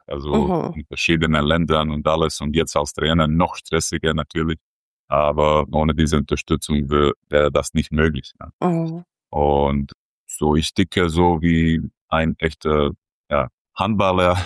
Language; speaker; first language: German; non-native, fluent; Croatian